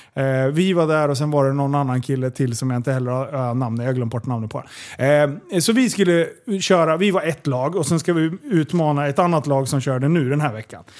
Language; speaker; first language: Swedish; native; Swedish